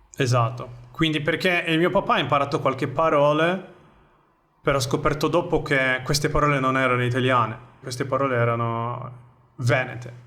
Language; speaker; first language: Italian; non-native, fluent; Portuguese